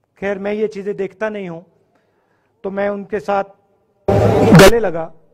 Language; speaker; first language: Hindi; native; Hindi